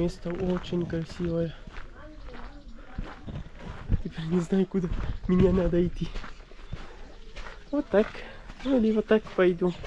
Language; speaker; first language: Russian; non-native, learner; Urdu